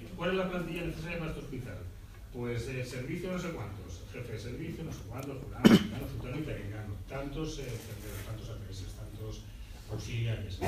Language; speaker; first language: Spanish; native; Spanish